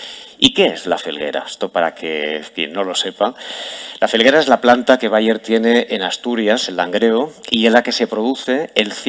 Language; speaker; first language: Spanish; native; Spanish